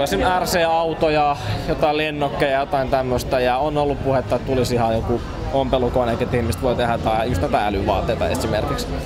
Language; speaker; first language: Finnish; native; Finnish